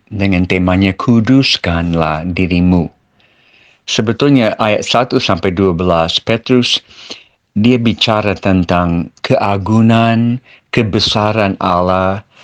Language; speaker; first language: Malay; non-native, fluent; English